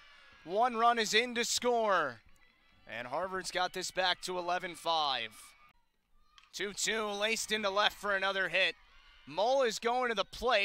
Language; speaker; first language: English; native; English